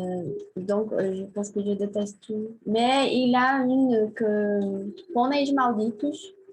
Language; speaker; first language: French; non-native, learner; Portuguese